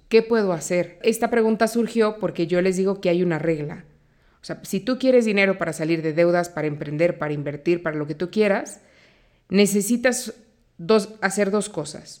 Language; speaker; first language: Spanish; native; Spanish